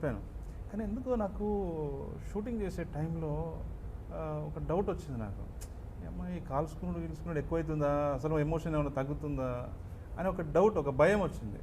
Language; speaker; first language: Telugu; native; Telugu